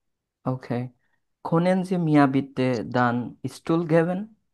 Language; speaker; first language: German; non-native, learner; Bangla